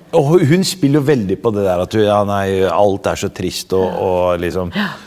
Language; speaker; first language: Norwegian; early bilingual, other home language; Arabic